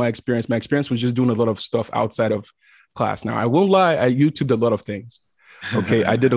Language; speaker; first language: English; non-native, local second language; Igbo